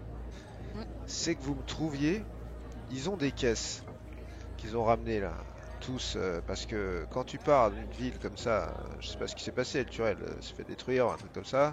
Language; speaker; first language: French; native; French